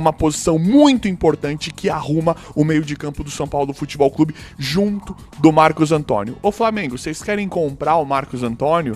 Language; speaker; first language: Portuguese; native; Portuguese